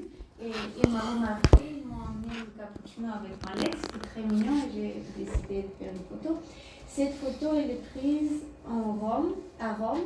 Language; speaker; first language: French; non-native, learner; Bulgarian